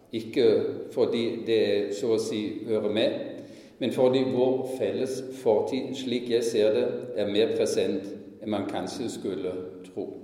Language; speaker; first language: Norwegian; non-native, fluent; German